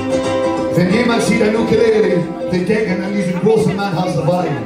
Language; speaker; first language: German; non-native, learner; English